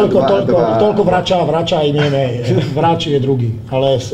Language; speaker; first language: Russian; non-native, learner; Slovak